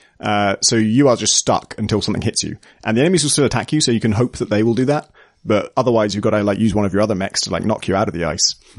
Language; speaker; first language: English; native; English